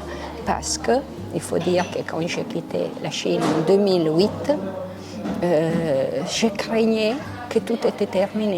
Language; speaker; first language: French; non-native, local second language; Italian